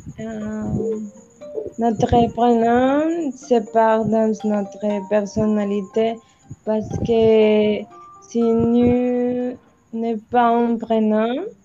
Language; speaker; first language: French; non-native, learner; Spanish